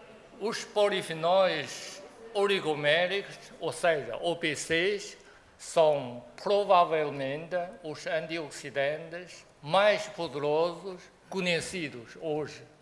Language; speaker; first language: Portuguese; non-native, fluent; Chinese